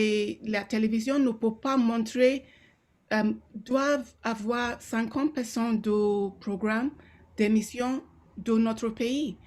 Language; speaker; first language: French; non-native, local second language; Yoruba